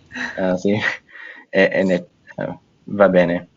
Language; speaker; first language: Italian; non-native, fluent; English